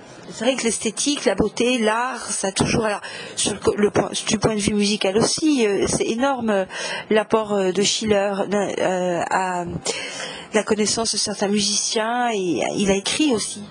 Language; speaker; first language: French; native; French